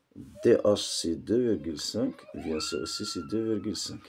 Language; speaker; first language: French; non-native, local second language; Arabic